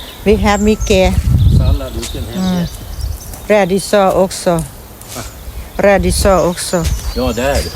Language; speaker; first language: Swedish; non-native, learner; Thai